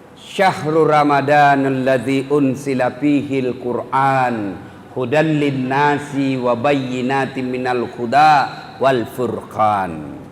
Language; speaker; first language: Indonesian; non-native, local second language; Buginese